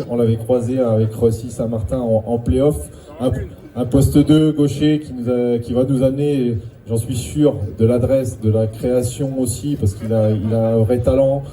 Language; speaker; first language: French; native; French